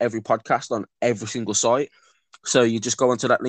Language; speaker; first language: English; native; English